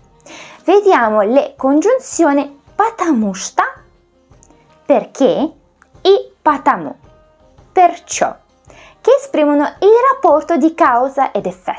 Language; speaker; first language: Italian; non-native, fluent; Russian